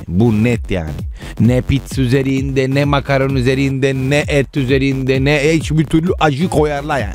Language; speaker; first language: Turkish; non-native, fluent; Italian